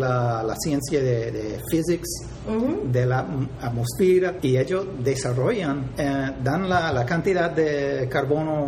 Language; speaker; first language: Spanish; non-native, fluent; English